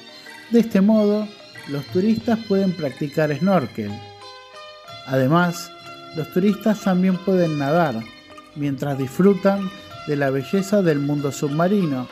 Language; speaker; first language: Spanish; non-native, fluent; Indonesian